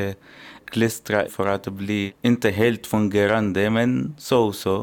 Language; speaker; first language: Swedish; non-native, learner; Arabic